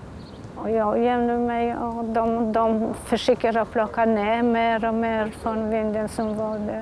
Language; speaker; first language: Swedish; non-native, fluent; Polish